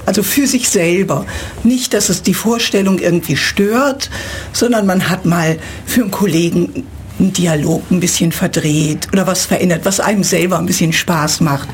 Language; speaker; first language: German; native; German